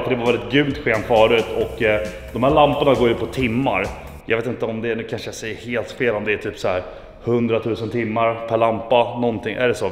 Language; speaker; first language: Swedish; native; Swedish